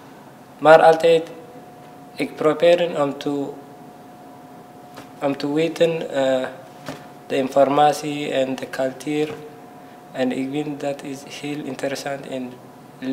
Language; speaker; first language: Dutch; non-native, learner; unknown